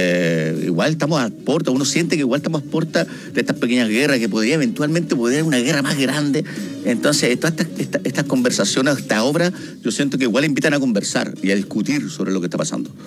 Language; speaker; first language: Spanish; native; Spanish